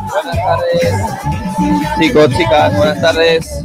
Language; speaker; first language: Spanish; native; Spanish